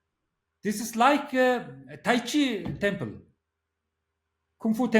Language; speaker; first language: English; non-native, learner; Mongolian